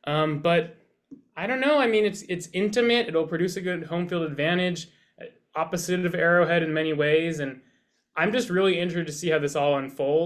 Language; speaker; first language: English; native; English